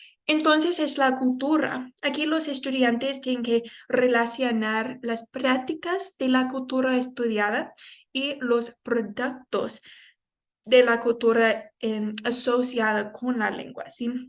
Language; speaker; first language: Spanish; non-native, fluent; English